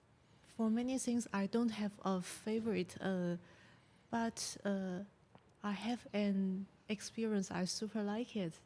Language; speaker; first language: English; non-native, learner; Chinese